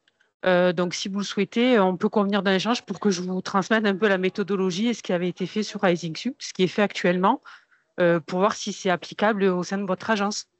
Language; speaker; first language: French; native; French